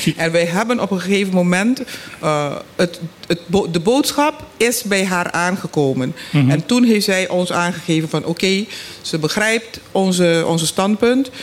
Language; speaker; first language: Dutch; non-native, local second language; Papiamento